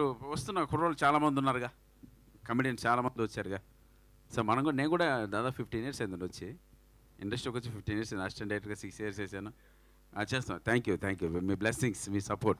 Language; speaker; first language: Telugu; native; Telugu